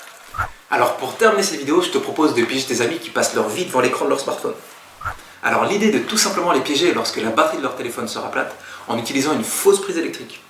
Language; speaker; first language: French; native; French